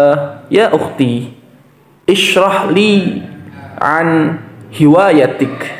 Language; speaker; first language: Arabic; non-native, learner; Indonesian